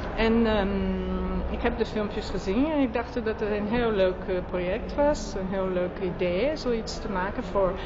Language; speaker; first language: Dutch; non-native, fluent; Portuguese